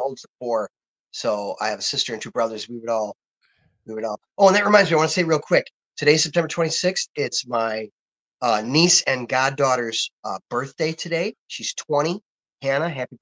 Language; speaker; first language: English; native; English